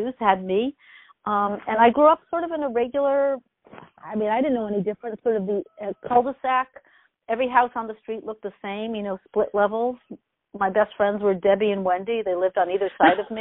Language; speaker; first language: English; native; English